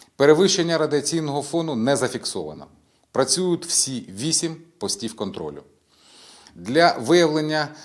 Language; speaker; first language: Ukrainian; non-native, local second language; Russian